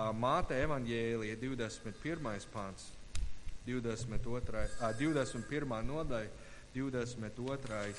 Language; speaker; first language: Latvian; non-native, fluent; English